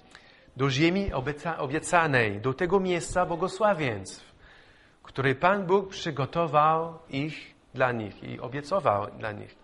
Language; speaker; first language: Polish; non-native, fluent; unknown